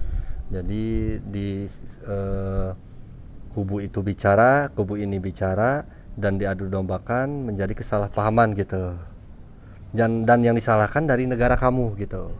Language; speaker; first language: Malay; non-native, local second language; Sundanese